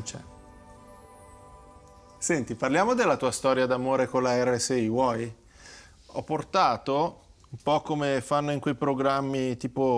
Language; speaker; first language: Italian; native; Italian